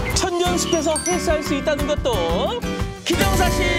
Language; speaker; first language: Korean; native; Korean